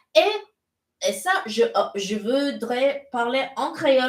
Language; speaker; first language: French; non-native, learner; English